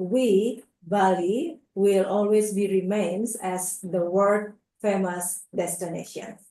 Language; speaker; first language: English; non-native, local second language; Indonesian